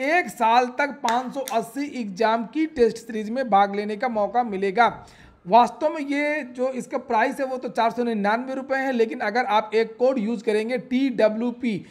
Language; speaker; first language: Hindi; native; Hindi